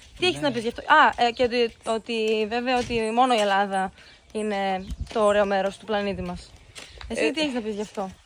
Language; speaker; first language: Greek; native; Greek